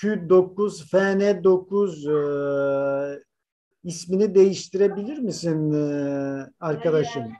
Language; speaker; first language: Turkish; native; Turkish